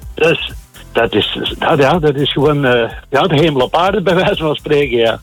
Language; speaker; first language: Dutch; native; Dutch